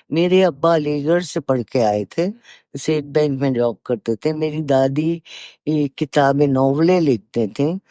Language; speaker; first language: Urdu; native; Urdu